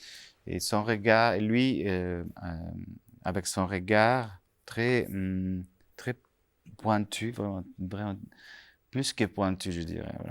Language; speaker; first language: French; non-native, fluent; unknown